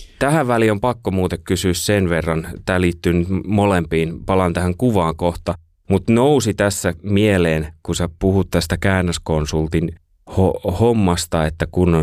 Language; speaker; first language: Finnish; native; Finnish